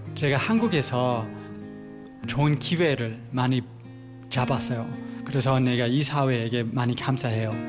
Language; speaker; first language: Korean; non-native, fluent; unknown